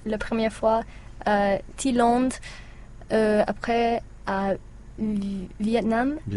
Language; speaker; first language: French; non-native, learner; English